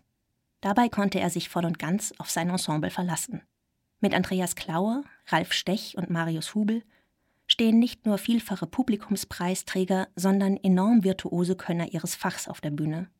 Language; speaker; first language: German; native; German